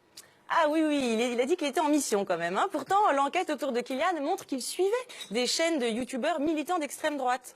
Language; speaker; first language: French; native; French